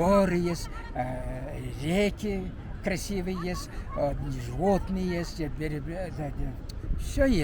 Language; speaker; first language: Russian; non-native, fluent; Mongolian